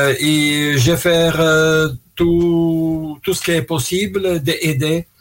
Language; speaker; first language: French; non-native, fluent; Russian